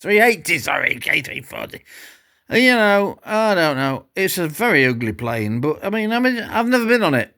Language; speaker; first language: English; native; English